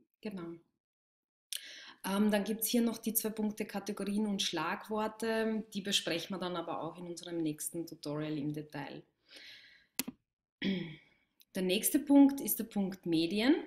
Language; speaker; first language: German; native; German